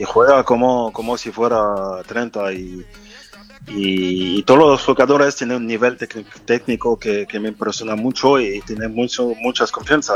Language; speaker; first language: Spanish; non-native, fluent; French